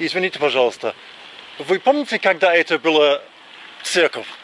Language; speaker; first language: Russian; non-native, learner; English